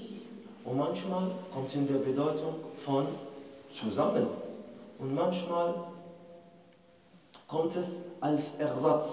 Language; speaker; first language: German; non-native, fluent; Arabic